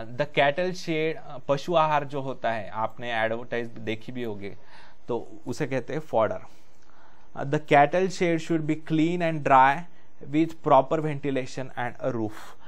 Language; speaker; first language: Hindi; non-native, local second language; Marathi